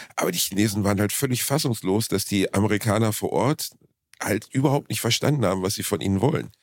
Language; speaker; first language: German; native; German